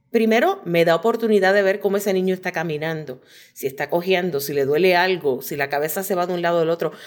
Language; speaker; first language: Spanish; native; Spanish